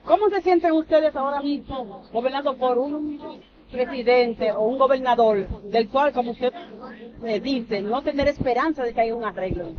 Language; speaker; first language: Spanish; native; Spanish